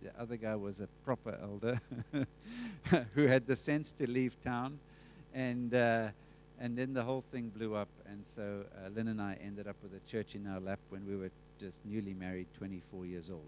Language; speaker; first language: English; native; English